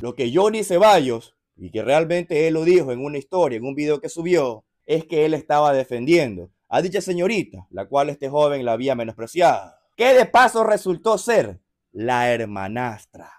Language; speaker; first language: Spanish; native; Spanish